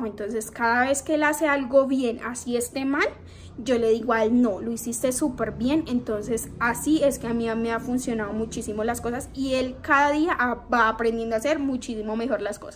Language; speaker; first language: Spanish; native; Spanish